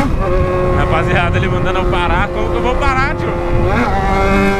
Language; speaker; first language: Portuguese; native; Portuguese